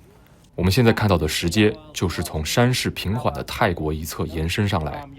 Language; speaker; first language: Chinese; native; Chinese